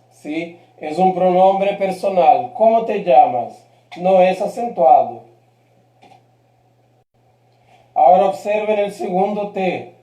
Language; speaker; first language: Spanish; non-native, fluent; Portuguese